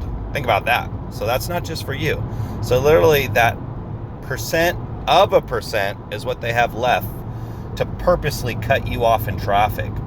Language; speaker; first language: English; native; English